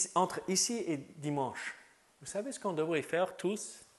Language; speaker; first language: French; native; French